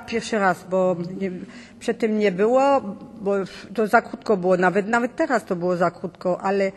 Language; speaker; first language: Polish; early bilingual, heritage; Polish